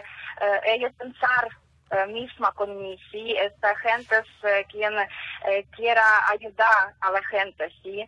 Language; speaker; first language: Spanish; non-native, learner; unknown